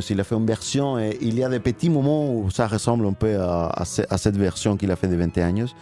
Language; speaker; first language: French; non-native, learner; Spanish